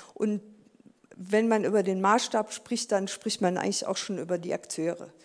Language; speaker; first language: German; native; German